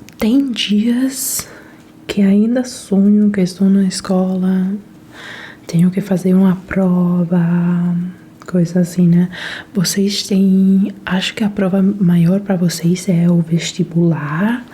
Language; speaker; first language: Portuguese; non-native, fluent; Italian